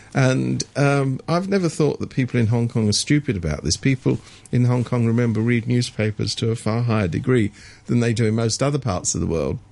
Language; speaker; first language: English; native; English